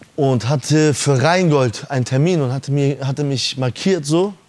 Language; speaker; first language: German; early bilingual, other home language; Persian